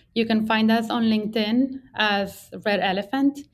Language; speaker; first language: English; non-native, fluent; Spanish